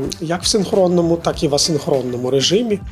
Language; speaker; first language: Ukrainian; native; Ukrainian